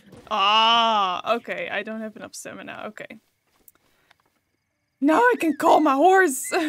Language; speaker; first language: English; non-native, fluent; Dutch